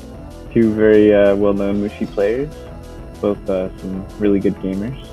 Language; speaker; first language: English; native; English